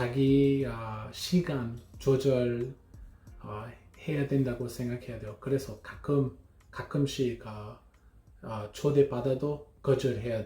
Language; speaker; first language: Korean; non-native, learner; English